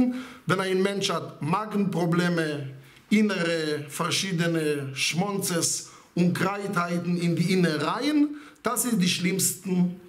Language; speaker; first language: German; non-native, fluent; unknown